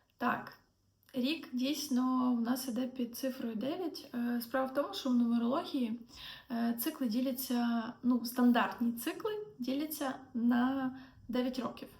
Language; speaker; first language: Ukrainian; non-native, local second language; Russian